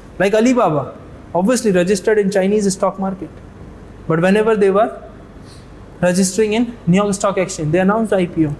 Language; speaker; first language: English; non-native, local second language; Hindi